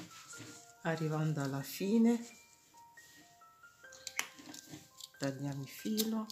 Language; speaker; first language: Italian; non-native, fluent; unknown